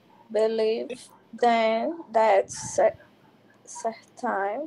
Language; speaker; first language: English; non-native, learner; Portuguese